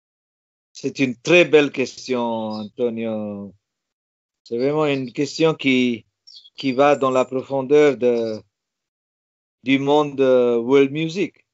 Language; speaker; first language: French; non-native, fluent; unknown